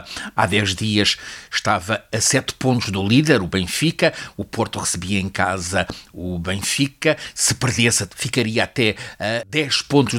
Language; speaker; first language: Portuguese; native; Portuguese